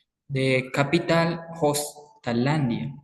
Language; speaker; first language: English; non-native, learner; Spanish